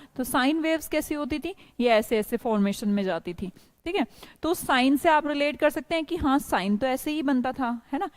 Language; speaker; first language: Hindi; native; Hindi